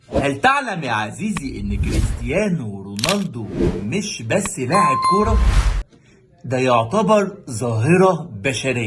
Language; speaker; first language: Arabic; native; Arabic